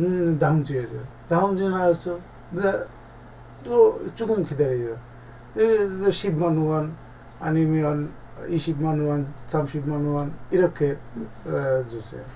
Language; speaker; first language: Korean; non-native, learner; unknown